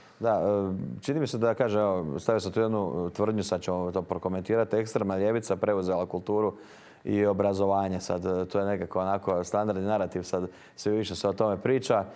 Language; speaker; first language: Croatian; native; Croatian